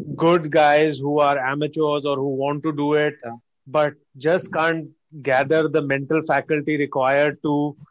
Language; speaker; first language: English; non-native, local second language; Hindi